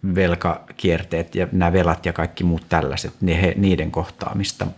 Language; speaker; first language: Finnish; native; Finnish